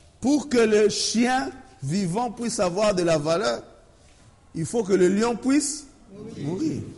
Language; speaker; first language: French; non-native, local second language; Lingala